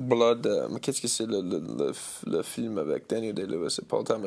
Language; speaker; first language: French; non-native, learner; English